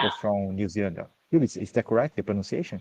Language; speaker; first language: English; non-native, learner; Portuguese